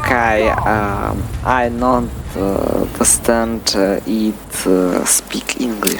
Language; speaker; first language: English; non-native, learner; Russian